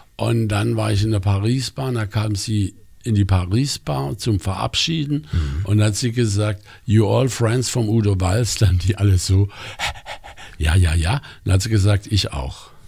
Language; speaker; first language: German; native; German